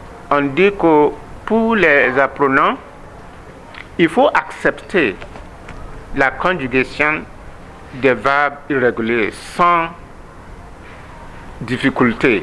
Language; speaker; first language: French; non-native, learner; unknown